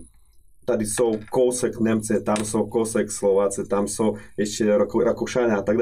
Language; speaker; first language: Czech; non-native, fluent; Russian